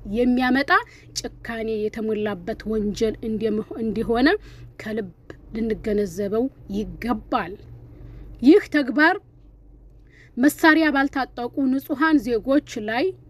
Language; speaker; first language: Amharic; non-native, local second language; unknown